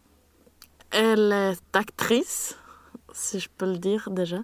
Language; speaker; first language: French; non-native, learner; Swedish